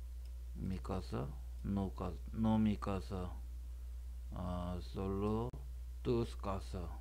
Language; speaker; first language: Spanish; non-native, learner; Korean